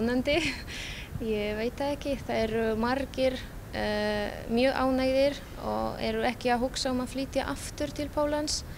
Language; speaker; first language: Icelandic; non-native, fluent; Polish